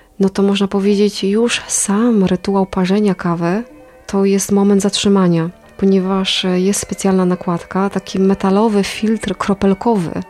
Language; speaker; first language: Polish; native; Polish